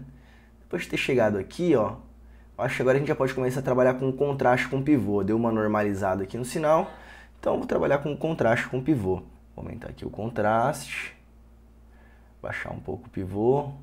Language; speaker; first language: Portuguese; native; Portuguese